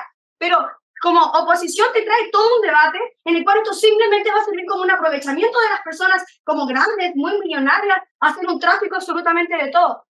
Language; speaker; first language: Spanish; native; Spanish